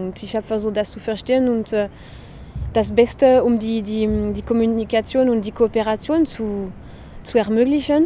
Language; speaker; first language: German; non-native, fluent; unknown